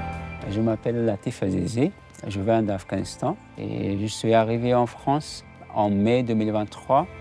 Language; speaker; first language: French; non-native, learner; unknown